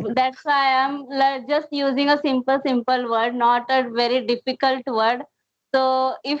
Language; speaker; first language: English; non-native, learner; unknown